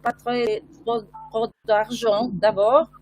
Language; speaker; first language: French; non-native, fluent; Spanish